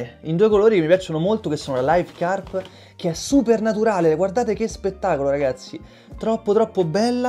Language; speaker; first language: Italian; native; Italian